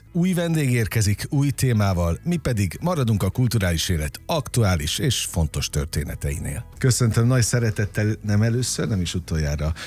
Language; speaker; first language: Hungarian; native; Hungarian